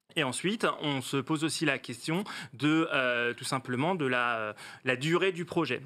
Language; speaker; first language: French; native; French